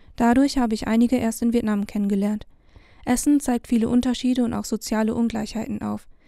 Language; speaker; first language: German; early bilingual, other home language; Vietnamese